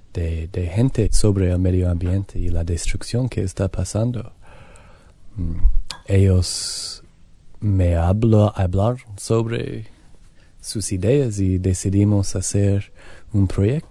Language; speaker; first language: Spanish; non-native, learner; English